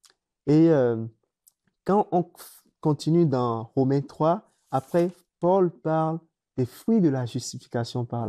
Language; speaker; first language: French; native; French